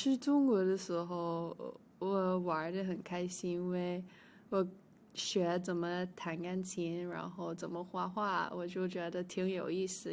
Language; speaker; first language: Chinese; early bilingual, heritage; English